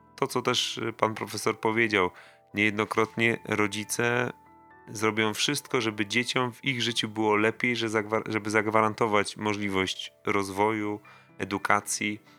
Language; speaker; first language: Polish; native; Polish